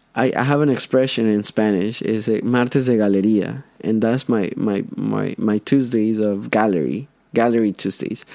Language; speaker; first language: English; non-native, fluent; Spanish